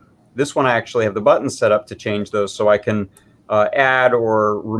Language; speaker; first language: English; native; English